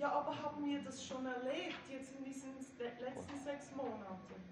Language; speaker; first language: German; non-native, learner; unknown